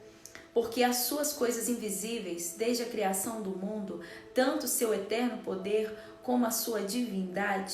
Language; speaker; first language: Portuguese; native; Portuguese